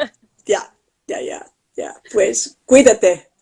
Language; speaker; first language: Spanish; non-native, fluent; English